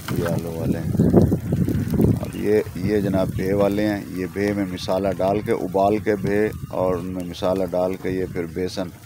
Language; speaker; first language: Urdu; non-native, local second language; Punjabi